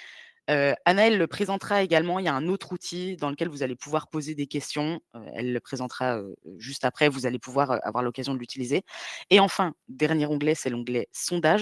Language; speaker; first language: French; native; French